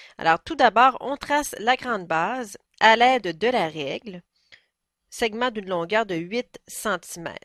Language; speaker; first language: French; native; French